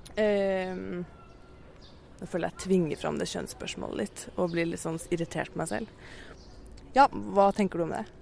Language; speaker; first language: Norwegian; native; Norwegian